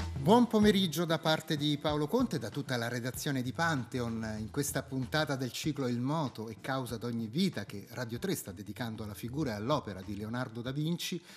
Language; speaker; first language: Italian; native; Italian